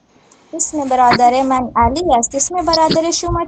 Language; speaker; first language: Persian; non-native, learner; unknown